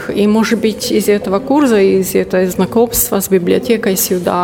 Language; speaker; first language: Russian; non-native, learner; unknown